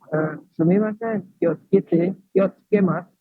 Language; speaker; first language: Japanese; non-native, learner; Indonesian